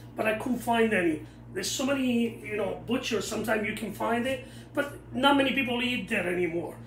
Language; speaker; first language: English; non-native, fluent; Italian